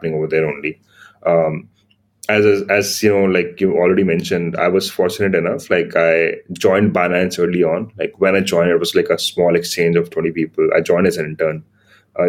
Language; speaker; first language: English; non-native, local second language; Hindi